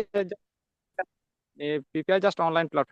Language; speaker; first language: English; non-native, learner; Santali